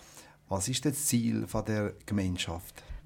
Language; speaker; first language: German; native; German